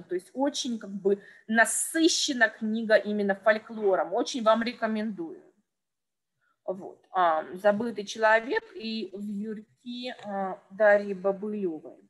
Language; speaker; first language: Russian; native; Russian